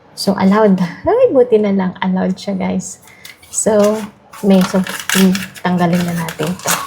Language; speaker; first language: Filipino; non-native, local second language; Iloko